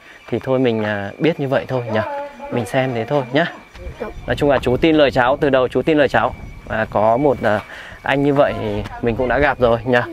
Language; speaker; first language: Vietnamese; native; Vietnamese